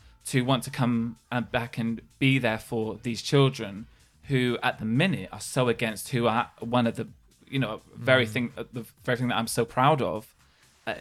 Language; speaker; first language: English; native; English